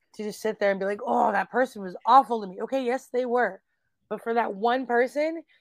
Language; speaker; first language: English; native; English